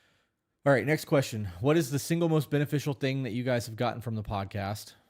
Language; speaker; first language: English; native; English